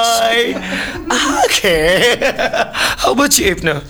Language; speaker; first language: English; non-native, learner; Indonesian